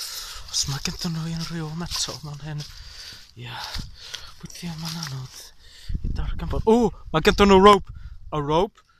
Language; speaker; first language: Welsh; non-native, learner; English